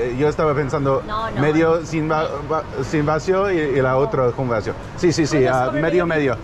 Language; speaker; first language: Spanish; non-native, learner; English